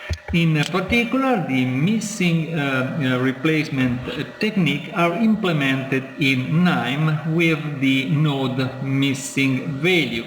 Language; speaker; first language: English; non-native, fluent; Italian